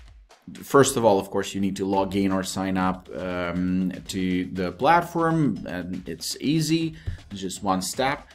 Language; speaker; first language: English; non-native, fluent; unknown